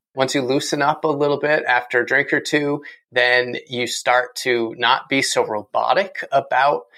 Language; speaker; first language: English; native; English